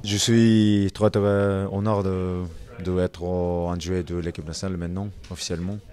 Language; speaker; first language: French; non-native, learner; Japanese